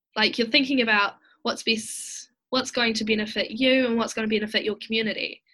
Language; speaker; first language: English; native; English